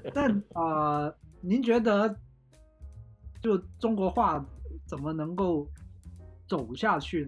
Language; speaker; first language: Chinese; non-native, local second language; Cantonese